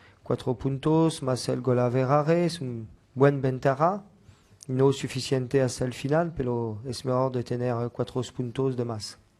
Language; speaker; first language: Spanish; non-native, fluent; French